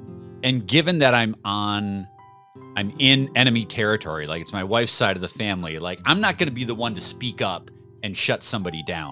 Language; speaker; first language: English; native; English